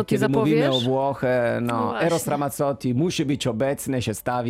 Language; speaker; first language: Polish; non-native, fluent; Italian